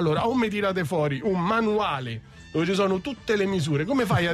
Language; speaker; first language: Italian; native; Italian